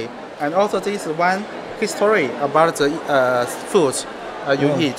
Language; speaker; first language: English; non-native, learner; Chinese